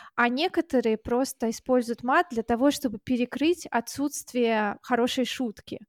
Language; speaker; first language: Russian; non-native, fluent; English